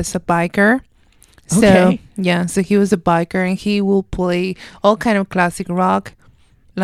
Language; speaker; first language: English; non-native, fluent; Spanish